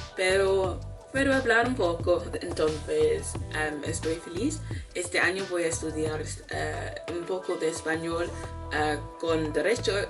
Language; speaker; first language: Spanish; non-native, learner; English